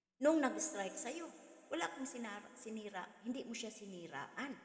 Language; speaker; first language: Filipino; non-native, local second language; Cebuano